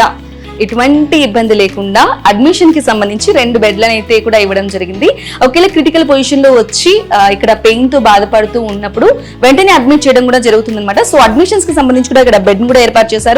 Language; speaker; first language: Telugu; native; Telugu